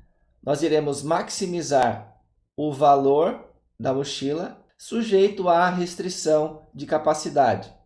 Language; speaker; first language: Portuguese; native; Portuguese